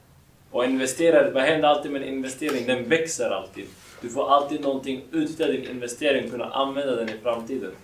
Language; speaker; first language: Swedish; native; Swedish